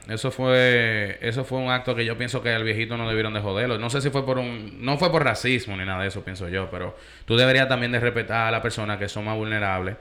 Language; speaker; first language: Spanish; early bilingual, heritage; Spanish